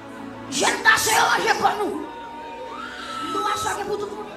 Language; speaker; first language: French; non-native, local second language; Haitian Creole